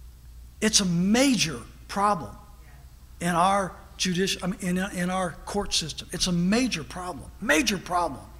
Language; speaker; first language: English; native; English